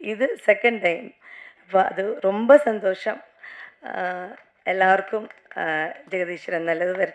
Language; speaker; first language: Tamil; non-native, learner; Malayalam